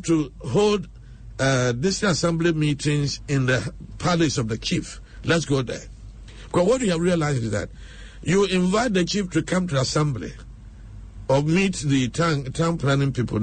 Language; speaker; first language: English; non-native, local second language; Akan